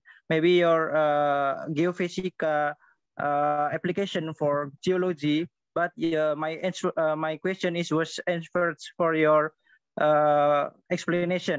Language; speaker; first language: English; non-native, learner; Indonesian